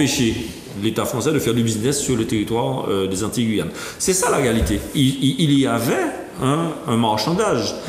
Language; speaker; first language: French; native; French